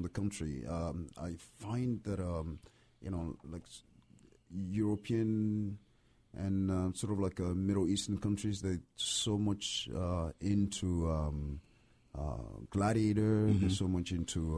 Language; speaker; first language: English; non-native, fluent; French